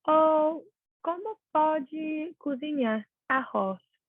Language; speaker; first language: Portuguese; non-native, learner; English